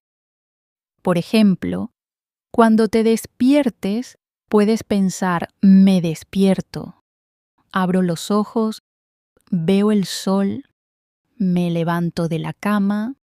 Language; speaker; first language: Spanish; non-native, fluent; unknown